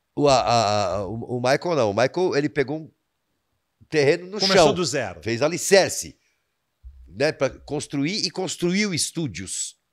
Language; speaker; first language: Portuguese; native; Portuguese